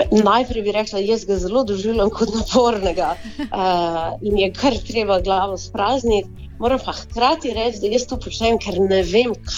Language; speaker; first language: Slovenian; early bilingual, heritage; Slovenian